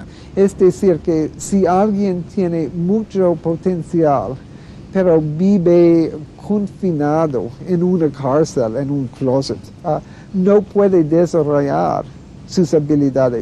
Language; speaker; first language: Spanish; non-native, fluent; English